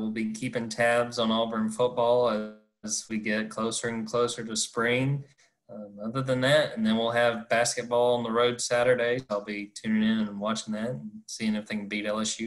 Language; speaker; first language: English; native; English